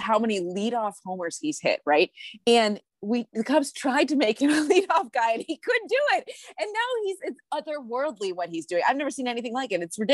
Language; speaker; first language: English; native; English